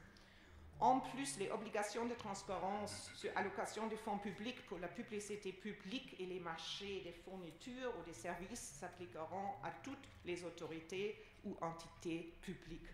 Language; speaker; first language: French; non-native, fluent; German